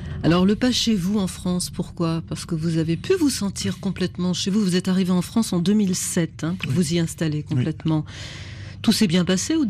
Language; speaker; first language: French; native; French